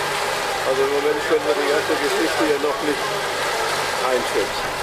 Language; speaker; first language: German; native; German